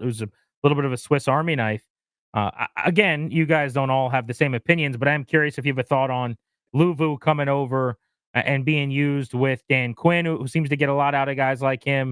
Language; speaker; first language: English; native; English